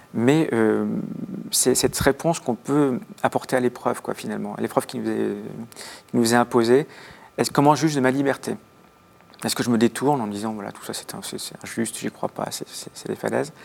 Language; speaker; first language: French; native; French